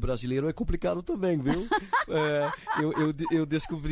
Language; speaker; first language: Portuguese; non-native, learner; Dutch